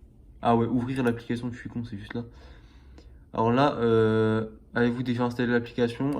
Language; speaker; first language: French; native; French